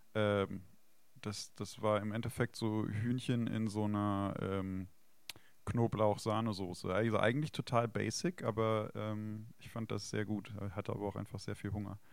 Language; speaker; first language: German; native; German